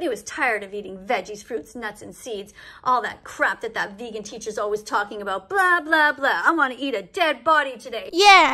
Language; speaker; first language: English; native; English